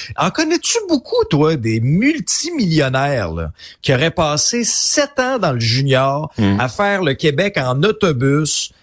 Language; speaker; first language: French; native; French